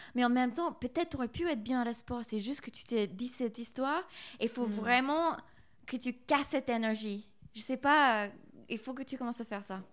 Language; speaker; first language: French; non-native, fluent; English